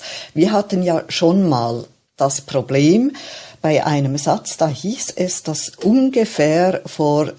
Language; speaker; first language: German; native; German